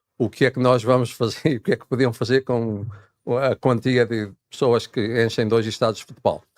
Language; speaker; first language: Portuguese; native; Portuguese